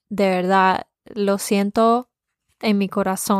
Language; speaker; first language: Spanish; early bilingual, heritage; Spanish